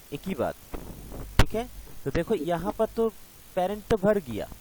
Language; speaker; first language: Hindi; non-native, local second language; Bangla